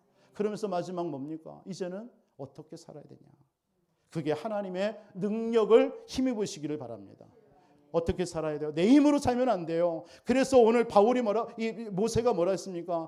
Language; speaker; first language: Korean; native; Korean